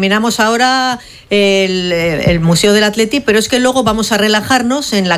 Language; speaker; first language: Spanish; native; Spanish